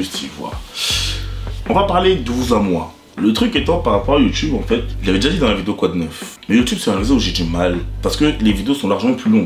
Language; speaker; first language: French; native; French